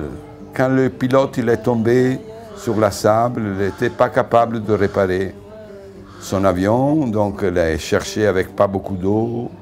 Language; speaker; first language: French; non-native, fluent; Italian